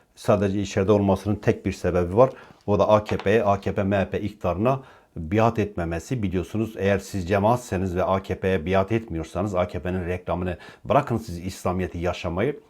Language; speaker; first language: Turkish; native; Turkish